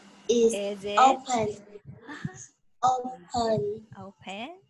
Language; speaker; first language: English; non-native, learner; Vietnamese